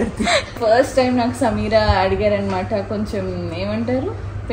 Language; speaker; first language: Telugu; non-native, local second language; Urdu